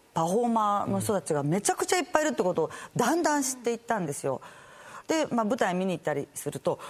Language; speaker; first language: Japanese; native; Japanese